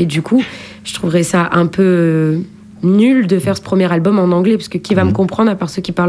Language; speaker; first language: French; native; French